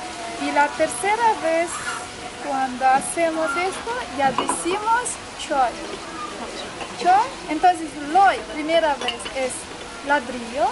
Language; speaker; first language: Spanish; non-native, fluent; Uzbek